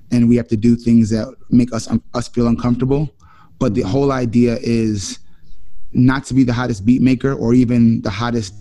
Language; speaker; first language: English; native; English